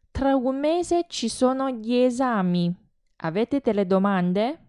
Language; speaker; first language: Italian; non-native, fluent; Chinese